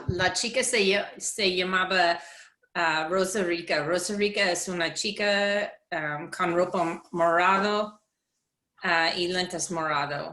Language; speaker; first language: Spanish; non-native, learner; English